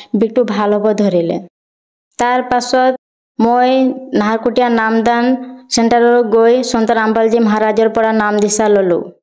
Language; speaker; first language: Assamese; non-native, local second language; Bodo